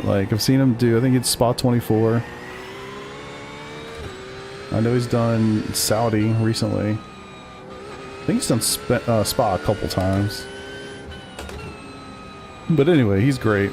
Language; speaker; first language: English; native; English